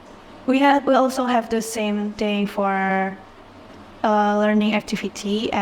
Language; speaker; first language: English; non-native, fluent; Indonesian